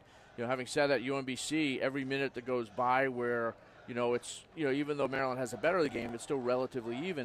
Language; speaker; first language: English; native; English